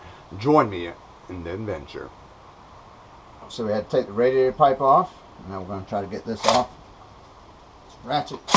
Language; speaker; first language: English; native; English